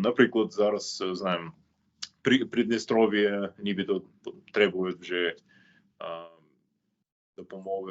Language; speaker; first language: Ukrainian; non-native, fluent; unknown